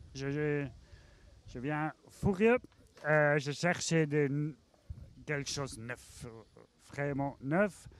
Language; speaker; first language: French; non-native, learner; German